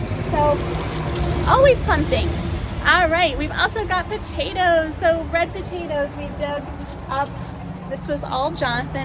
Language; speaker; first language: English; native; English